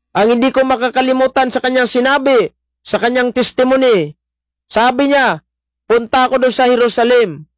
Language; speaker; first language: Filipino; non-native, local second language; Cebuano